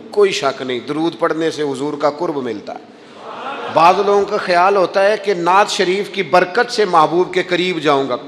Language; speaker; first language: Urdu; non-native, local second language; Punjabi